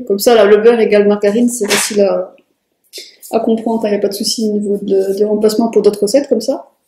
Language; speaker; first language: French; native; French